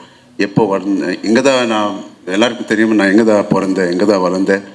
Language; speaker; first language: Tamil; non-native, learner; Telugu